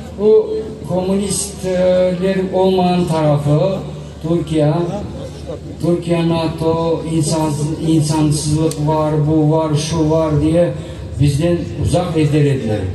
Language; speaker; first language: Turkish; non-native, learner; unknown